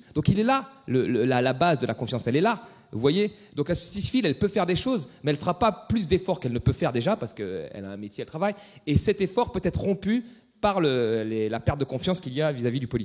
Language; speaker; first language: French; native; French